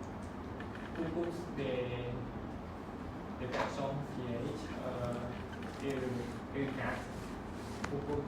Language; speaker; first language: French; non-native, learner; Khmer